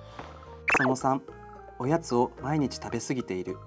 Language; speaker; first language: Japanese; native; Japanese